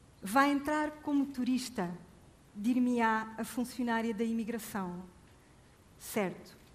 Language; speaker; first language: Portuguese; native; Portuguese